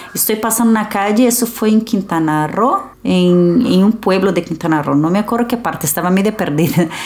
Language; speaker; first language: Spanish; early bilingual, other home language; Portuguese